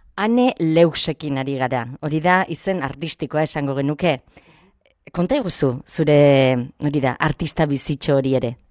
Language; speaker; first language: Basque; native; Basque